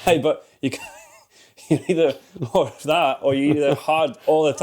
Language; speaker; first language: English; native; English